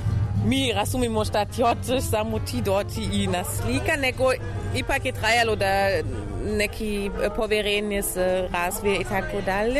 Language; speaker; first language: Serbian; non-native, learner; German